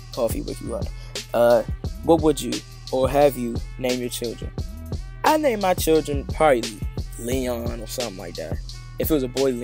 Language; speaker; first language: English; native; English